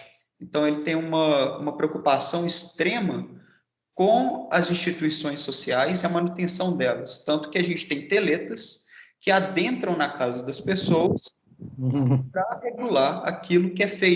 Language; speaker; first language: Portuguese; native; Portuguese